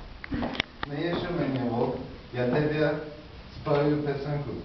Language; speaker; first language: Russian; non-native, learner; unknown